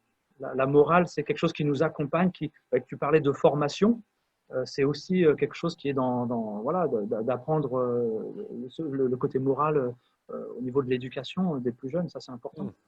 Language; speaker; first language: French; native; French